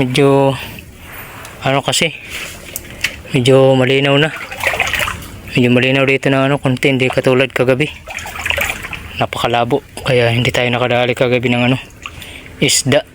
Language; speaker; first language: Filipino; native; Filipino